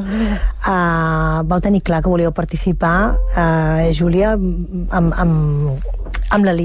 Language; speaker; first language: Catalan; native; Catalan